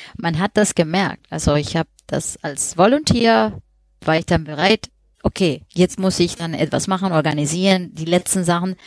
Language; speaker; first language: German; non-native, fluent; Spanish